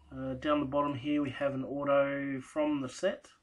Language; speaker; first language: English; native; English